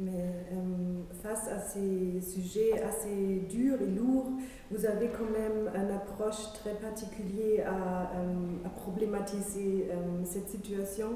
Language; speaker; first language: French; non-native, fluent; German